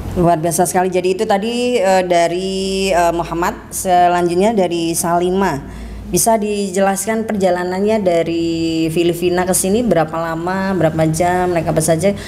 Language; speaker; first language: Indonesian; native; Indonesian